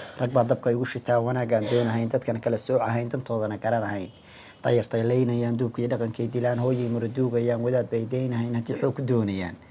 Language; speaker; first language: Somali; early bilingual, heritage; Somali